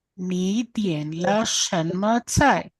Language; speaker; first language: Chinese; non-native, learner; Greek